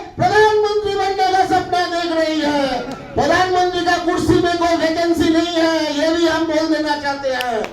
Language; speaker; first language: Hindi; non-native, local second language; Bangla